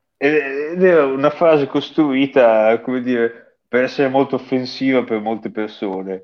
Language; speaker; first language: Italian; native; Italian